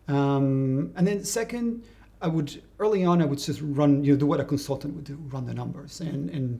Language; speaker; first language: English; non-native, fluent; Spanish